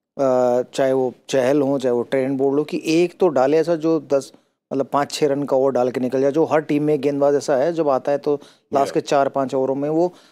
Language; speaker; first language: Hindi; native; Hindi